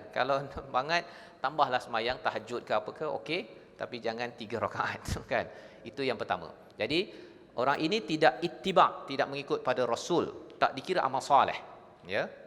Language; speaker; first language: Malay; native; Malay